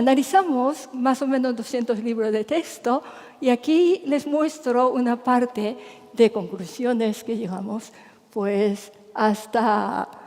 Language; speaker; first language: Spanish; non-native, fluent; Japanese